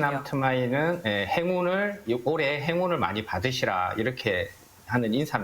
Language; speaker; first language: Korean; native; Korean